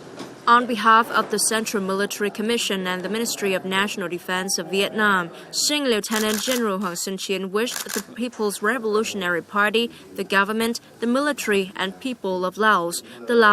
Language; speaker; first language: English; non-native, fluent; Vietnamese